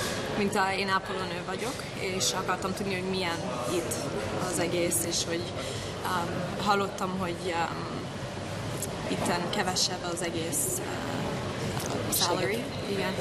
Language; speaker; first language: Hungarian; early bilingual, heritage; English